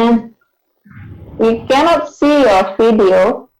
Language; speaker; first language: English; non-native, learner; Indonesian